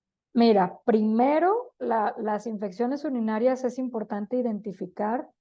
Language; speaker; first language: Spanish; native; Spanish